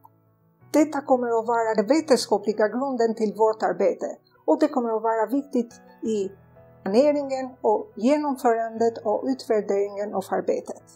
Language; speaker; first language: Swedish; non-native, fluent; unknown